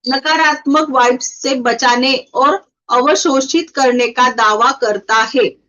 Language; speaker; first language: Hindi; non-native, local second language; Marathi